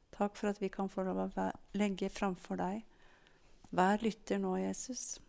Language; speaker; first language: Norwegian; native; Norwegian